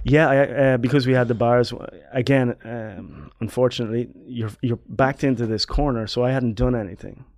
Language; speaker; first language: English; native; English